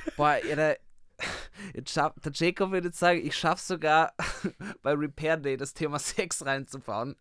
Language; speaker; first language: German; native; German